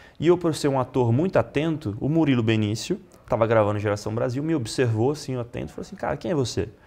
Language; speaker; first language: Portuguese; non-native, fluent; Italian